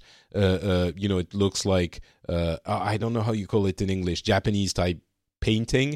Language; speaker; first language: English; non-native, fluent; French